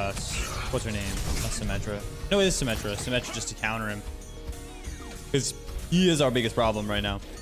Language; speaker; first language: English; native; English